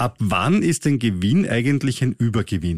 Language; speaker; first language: German; native; German